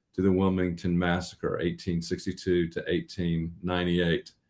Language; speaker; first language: English; native; English